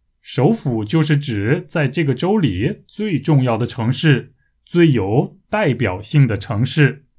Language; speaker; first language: Chinese; native; Chinese